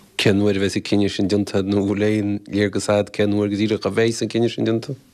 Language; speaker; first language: Irish; native; Irish